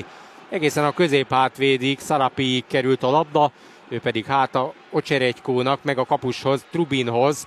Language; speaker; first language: Hungarian; native; Hungarian